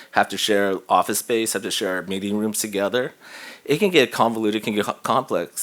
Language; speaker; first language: English; native; English